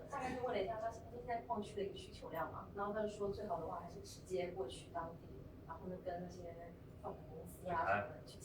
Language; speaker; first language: Chinese; native; Chinese